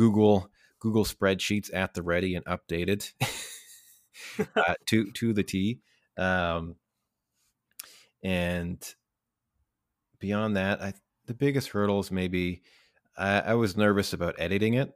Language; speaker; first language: English; native; English